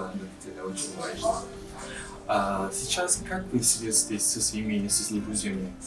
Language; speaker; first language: Russian; non-native, learner; Turkish